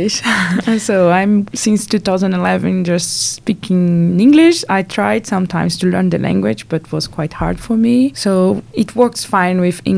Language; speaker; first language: English; non-native, fluent; Portuguese